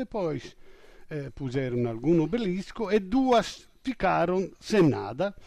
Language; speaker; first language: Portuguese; non-native, fluent; Italian